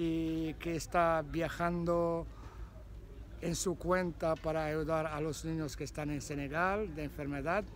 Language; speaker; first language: Spanish; non-native, learner; Arabic